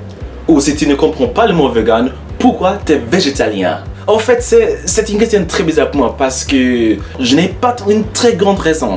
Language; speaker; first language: French; non-native, learner; English